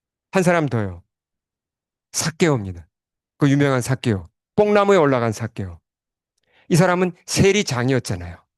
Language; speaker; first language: Korean; native; Korean